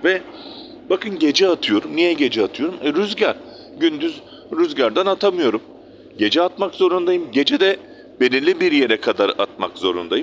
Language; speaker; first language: Turkish; native; Turkish